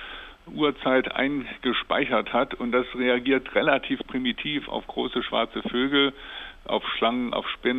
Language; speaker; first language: German; native; German